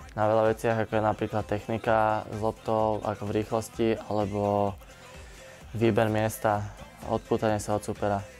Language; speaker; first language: Slovak; native; Slovak